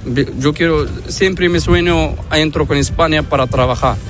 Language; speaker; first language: Spanish; non-native, learner; Arabic